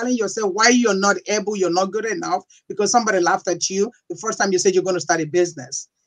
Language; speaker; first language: English; non-native, local second language; Igbo